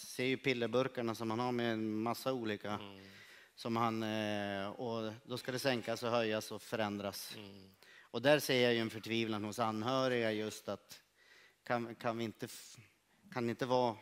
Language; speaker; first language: Swedish; native; Swedish